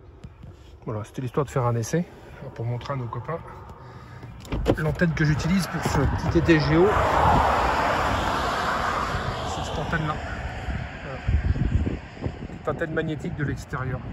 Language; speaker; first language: French; native; French